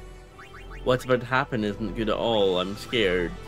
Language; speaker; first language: English; native; English